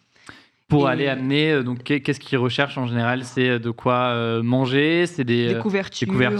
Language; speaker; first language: French; native; French